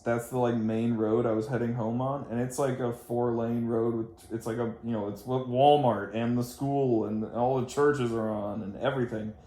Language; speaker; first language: English; native; English